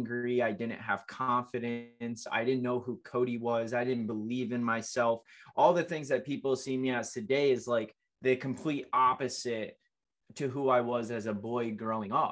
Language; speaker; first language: English; native; English